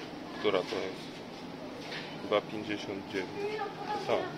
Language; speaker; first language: Polish; native; Polish